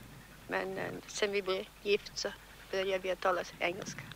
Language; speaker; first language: Swedish; early bilingual, heritage; Swedish